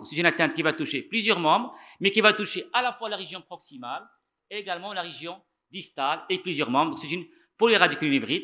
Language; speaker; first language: French; non-native, local second language; Arabic